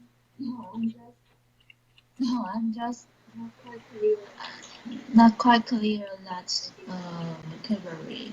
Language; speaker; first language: English; non-native, learner; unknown